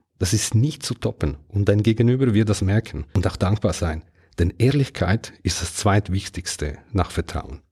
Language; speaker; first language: German; non-native, local second language; Italian